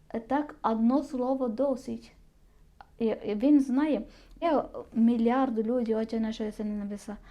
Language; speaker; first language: Ukrainian; non-native, learner; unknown